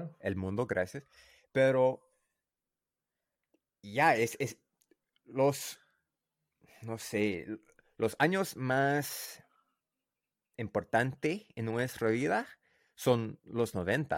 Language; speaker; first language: Spanish; non-native, learner; English